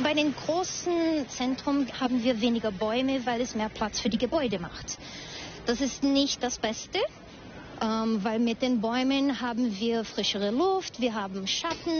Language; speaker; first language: German; early bilingual, heritage; Portuguese